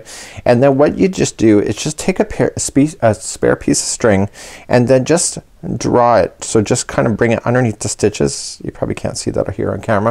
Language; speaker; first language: English; native; English